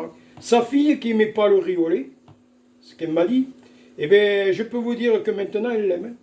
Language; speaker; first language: French; native; French